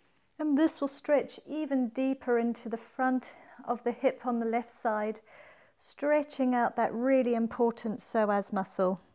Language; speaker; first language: English; native; English